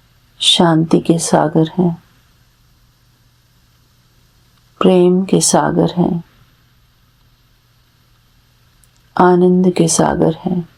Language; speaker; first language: Hindi; native; Hindi